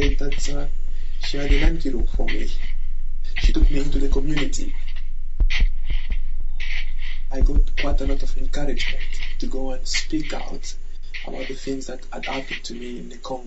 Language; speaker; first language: English; non-native, fluent; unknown